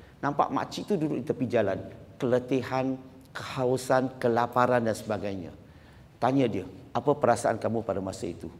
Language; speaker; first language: Malay; non-native, local second language; Chinese